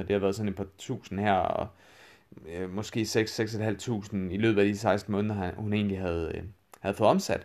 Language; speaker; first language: Danish; native; Danish